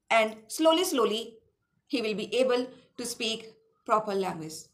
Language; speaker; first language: English; non-native, local second language; Awadhi